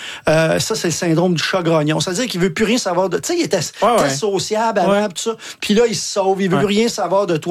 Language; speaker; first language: French; native; French